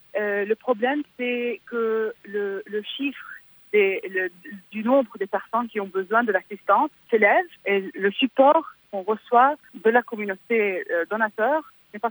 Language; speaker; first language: French; non-native, fluent; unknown